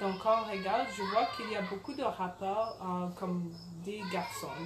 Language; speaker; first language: French; early bilingual, other home language; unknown